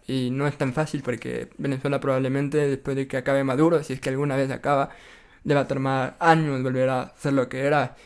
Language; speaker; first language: Spanish; native; Spanish